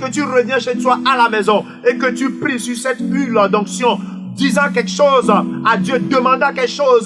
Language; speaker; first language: French; non-native, local second language; Ewe